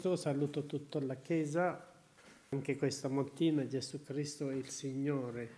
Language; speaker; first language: Italian; non-native, learner; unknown